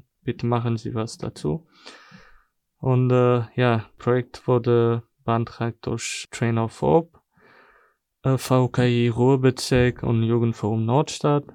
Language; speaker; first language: German; non-native, fluent; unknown